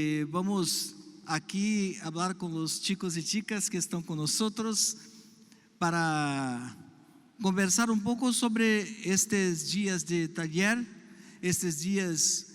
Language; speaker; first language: Spanish; non-native, learner; Portuguese